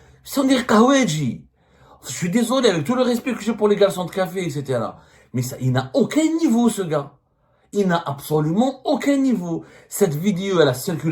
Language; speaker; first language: French; non-native, local second language; Arabic